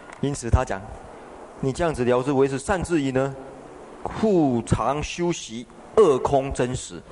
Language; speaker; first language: Chinese; native; Chinese